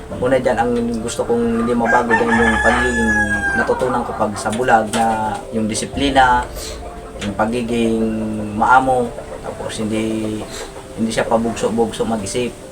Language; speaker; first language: Filipino; non-native, local second language; Bikol